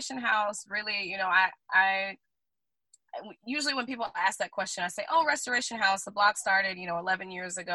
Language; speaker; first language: English; native; English